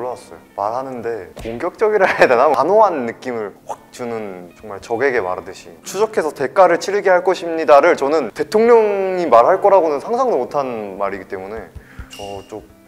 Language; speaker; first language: Korean; native; Korean